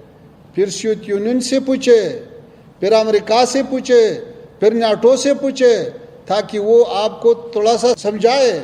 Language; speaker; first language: Hindi; non-native, fluent; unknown